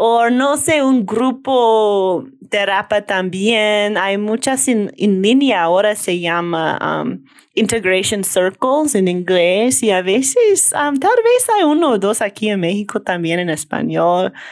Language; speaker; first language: Spanish; non-native, learner; English